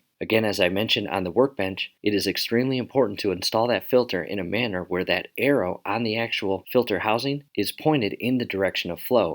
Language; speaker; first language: English; native; English